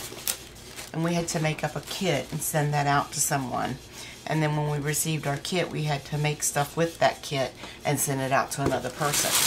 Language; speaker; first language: English; native; English